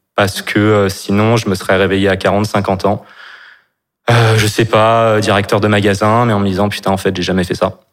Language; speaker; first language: French; native; French